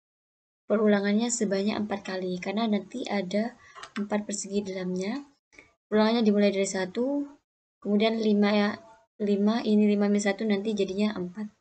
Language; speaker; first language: Indonesian; native; Indonesian